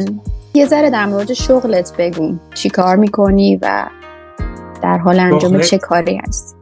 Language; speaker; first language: Persian; native; Persian